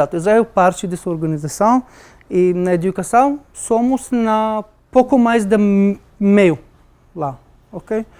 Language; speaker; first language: Portuguese; non-native, learner; Arabic